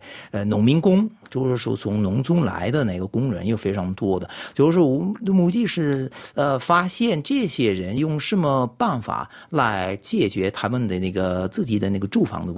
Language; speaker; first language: Chinese; non-native, fluent; French